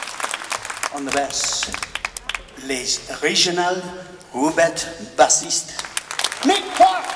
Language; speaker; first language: French; non-native, learner; English